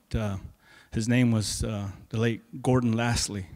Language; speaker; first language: English; native; English